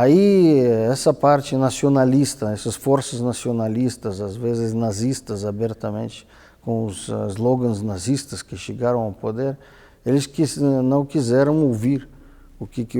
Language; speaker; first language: Portuguese; non-native, fluent; Russian